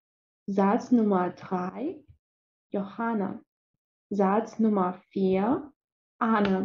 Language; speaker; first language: German; non-native, fluent; Russian